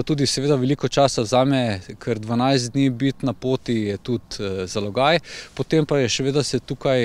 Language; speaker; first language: Slovenian; native; Slovenian